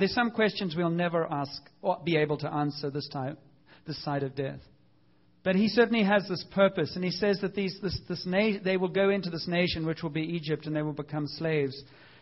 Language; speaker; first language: English; native; English